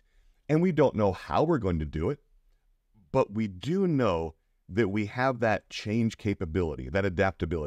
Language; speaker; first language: English; native; English